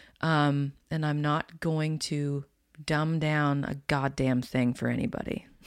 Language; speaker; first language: English; native; English